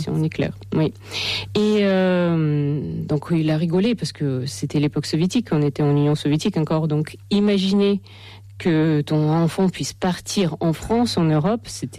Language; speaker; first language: French; non-native, fluent; Russian